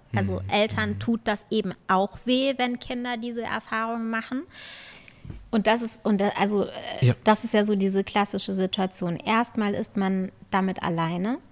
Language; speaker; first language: German; native; German